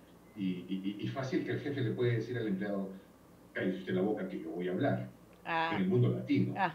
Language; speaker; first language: Spanish; native; Spanish